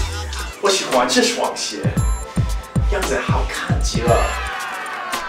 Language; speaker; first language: Chinese; non-native, learner; English